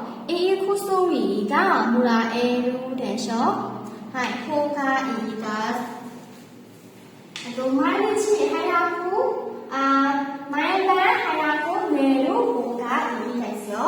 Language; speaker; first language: Japanese; non-native, learner; Burmese